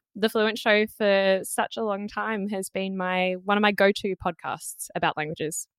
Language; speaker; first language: English; native; English